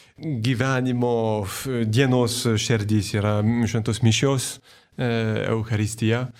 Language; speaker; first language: Lithuanian; non-native, fluent; French